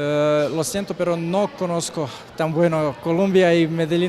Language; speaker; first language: Spanish; non-native, learner; Croatian